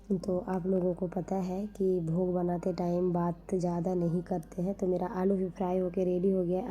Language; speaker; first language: Hindi; non-native, local second language; Bangla